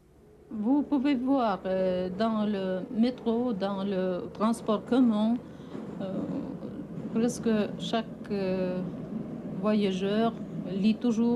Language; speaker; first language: French; non-native, fluent; Russian